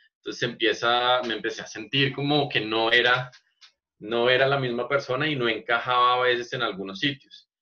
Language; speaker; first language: Spanish; native; Spanish